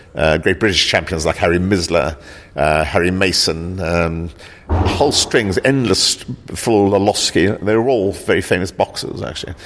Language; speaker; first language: English; native; English